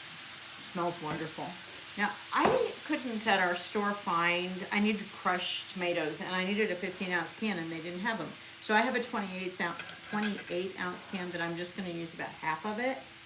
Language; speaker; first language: English; native; English